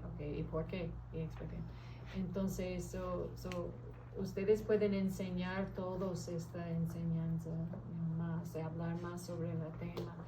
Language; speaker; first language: Spanish; early bilingual, heritage; English